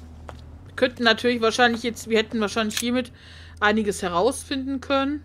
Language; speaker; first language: German; native; German